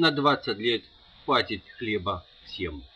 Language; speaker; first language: Russian; non-native, learner; English